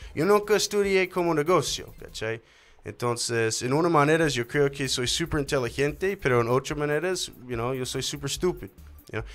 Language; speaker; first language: Spanish; non-native, learner; English